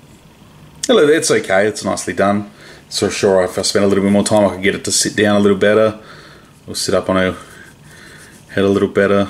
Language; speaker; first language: English; native; English